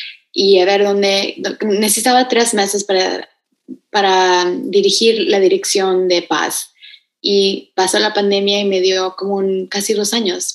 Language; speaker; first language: Spanish; early bilingual, heritage; Spanish